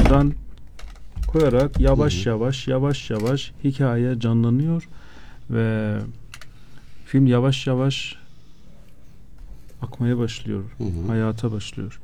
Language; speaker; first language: Turkish; non-native, fluent; Azerbaijani